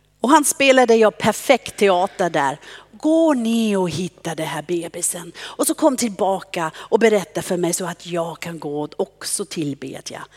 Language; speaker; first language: Swedish; non-native, fluent; German